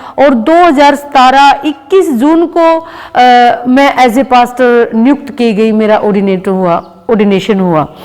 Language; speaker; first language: Hindi; native; Hindi